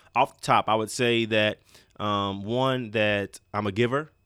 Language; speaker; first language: English; native; English